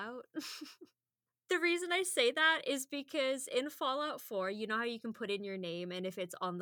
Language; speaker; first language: English; native; English